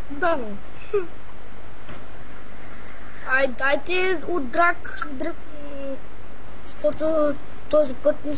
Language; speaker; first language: Bulgarian; native; Bulgarian